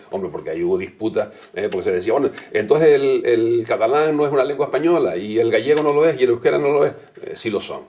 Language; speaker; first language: Spanish; native; Spanish